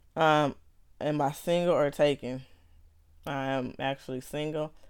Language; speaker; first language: English; native; English